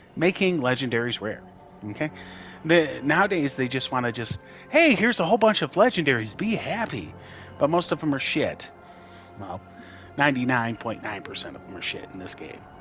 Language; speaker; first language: English; native; English